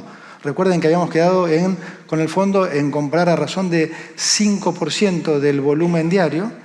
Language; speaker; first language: Spanish; native; Spanish